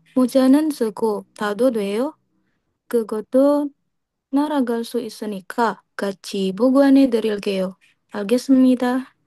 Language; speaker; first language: Korean; non-native, learner; Indonesian